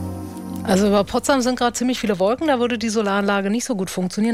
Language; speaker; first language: German; native; German